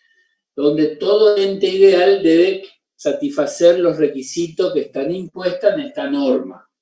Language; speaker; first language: Spanish; native; Spanish